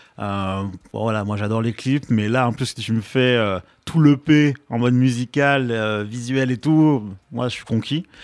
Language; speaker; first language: French; native; French